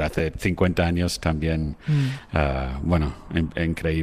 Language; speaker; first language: Spanish; non-native, fluent; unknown